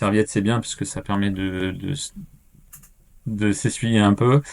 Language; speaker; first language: French; native; French